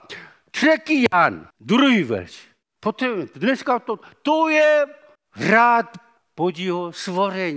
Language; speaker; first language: Czech; non-native, fluent; Korean